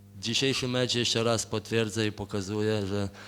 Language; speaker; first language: Polish; non-native, fluent; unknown